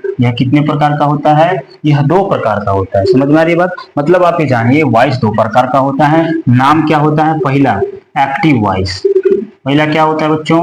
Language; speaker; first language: Hindi; native; Hindi